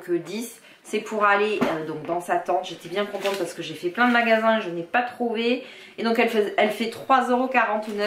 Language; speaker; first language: French; native; French